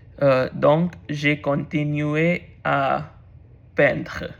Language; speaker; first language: French; non-native, learner; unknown